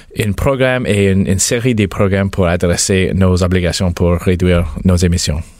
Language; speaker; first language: French; native; French